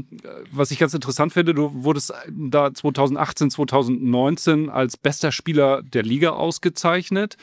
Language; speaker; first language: German; native; German